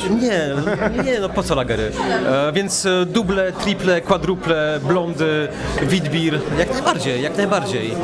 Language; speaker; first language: Polish; early bilingual, heritage; Polish